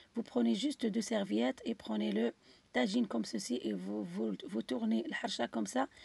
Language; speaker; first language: French; non-native, local second language; Arabic